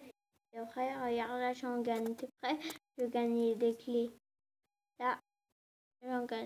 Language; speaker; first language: French; native; French